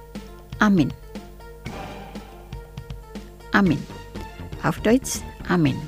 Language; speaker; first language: German; non-native, fluent; Indonesian